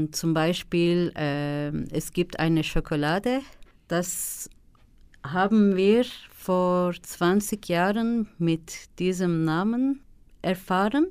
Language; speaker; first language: German; non-native, fluent; Turkish